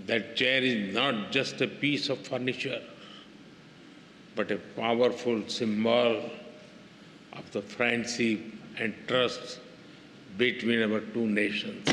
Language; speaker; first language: English; non-native, local second language; Hindi